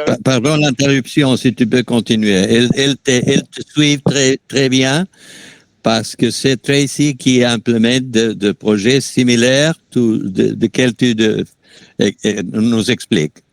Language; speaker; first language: French; non-native, fluent; Spanish